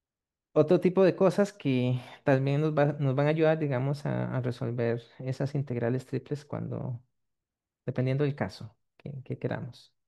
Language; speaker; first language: Spanish; native; Spanish